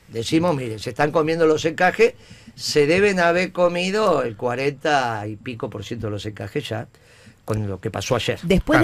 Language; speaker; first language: Spanish; native; Spanish